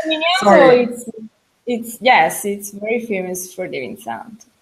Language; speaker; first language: English; non-native, learner; Italian